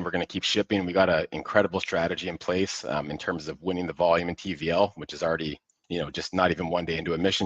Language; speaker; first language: English; native; English